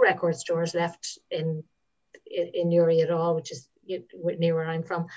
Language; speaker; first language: English; native; English